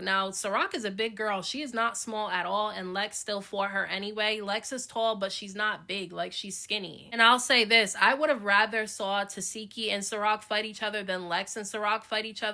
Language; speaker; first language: English; native; English